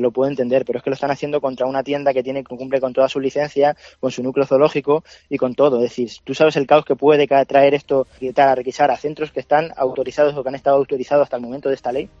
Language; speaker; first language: Spanish; native; Spanish